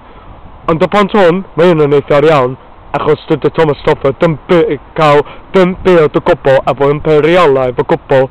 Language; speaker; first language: Welsh; non-native, learner; English